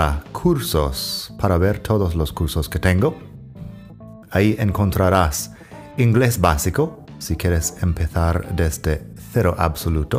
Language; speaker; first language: Spanish; non-native, fluent; English